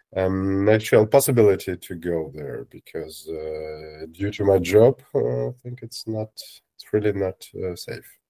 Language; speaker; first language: English; non-native, fluent; Russian